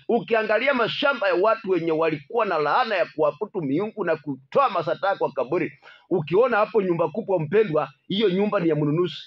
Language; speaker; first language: Swahili; non-native, local second language; Luyia